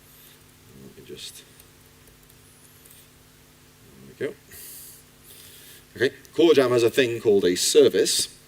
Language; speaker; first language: English; native; English